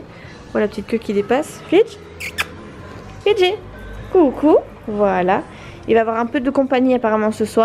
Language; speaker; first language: French; native; French